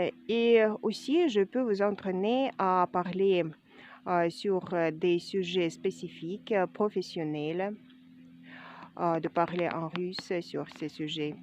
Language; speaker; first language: French; non-native, fluent; Russian